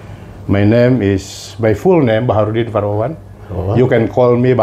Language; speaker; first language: English; non-native, learner; Indonesian